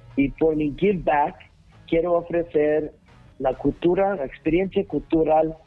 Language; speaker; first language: Spanish; non-native, learner; English